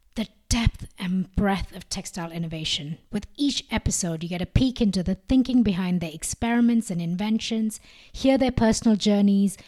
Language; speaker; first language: English; non-native, local second language; Malayalam